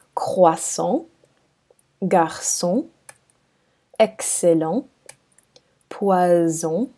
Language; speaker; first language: French; non-native, fluent; English